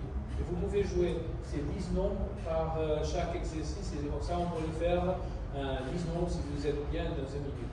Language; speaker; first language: French; non-native, learner; Spanish